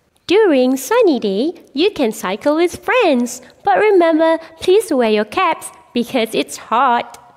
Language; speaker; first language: English; non-native, local second language; Malay